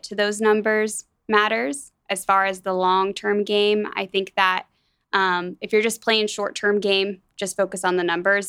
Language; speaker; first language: English; native; English